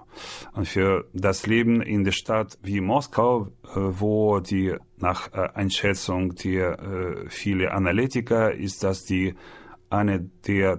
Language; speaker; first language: German; non-native, learner; Russian